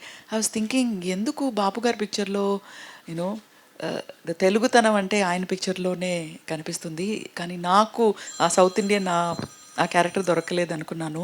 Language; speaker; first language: Telugu; non-native, fluent; Tamil